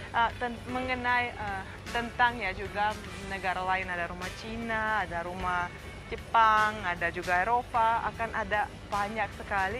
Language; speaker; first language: Indonesian; non-native, fluent; Russian